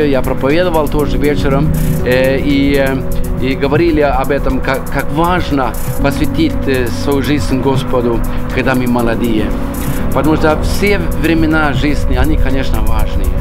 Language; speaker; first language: Russian; non-native, fluent; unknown